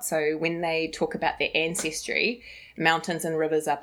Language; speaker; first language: English; native; English